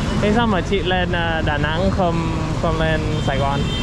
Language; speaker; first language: Vietnamese; non-native, fluent; English